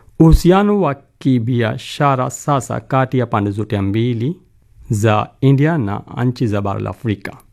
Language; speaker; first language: Swahili; non-native, fluent; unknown